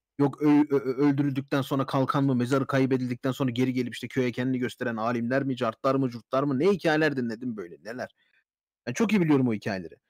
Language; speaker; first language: Turkish; native; Turkish